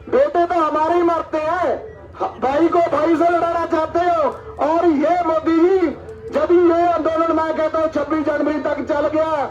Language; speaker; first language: Hindi; native; Hindi